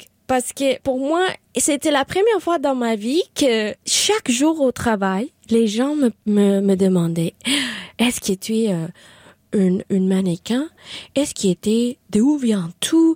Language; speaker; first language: French; non-native, learner; English